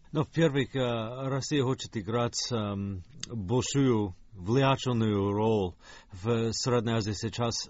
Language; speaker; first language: Russian; non-native, fluent; English